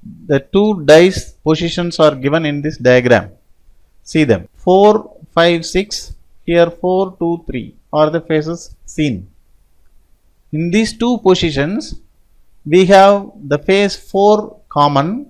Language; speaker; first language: English; non-native, local second language; Tamil